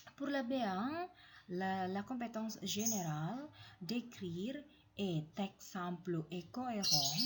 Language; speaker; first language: French; non-native, fluent; Indonesian